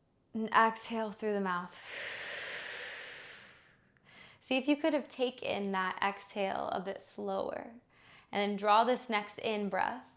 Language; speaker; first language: English; native; English